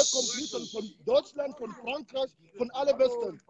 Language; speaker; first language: German; non-native, fluent; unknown